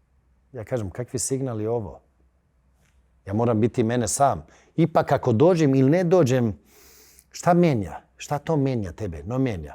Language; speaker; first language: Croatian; early bilingual, heritage; Bosnian